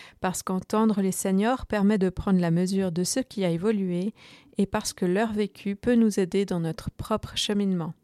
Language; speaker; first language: French; native; French